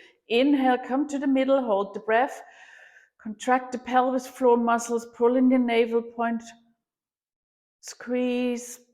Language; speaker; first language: English; non-native, fluent; German